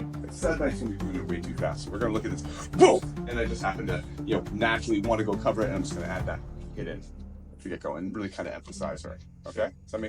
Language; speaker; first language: English; native; English